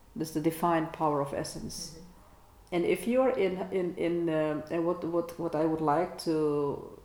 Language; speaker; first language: English; non-native, fluent; Dutch